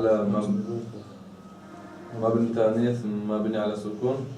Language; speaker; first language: Arabic; non-native, learner; Chechen